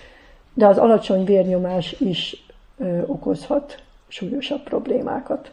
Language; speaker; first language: Hungarian; native; Hungarian